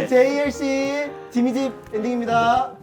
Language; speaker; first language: Korean; native; Korean